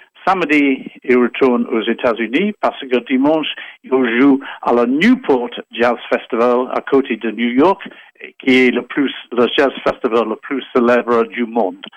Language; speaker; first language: French; non-native, fluent; English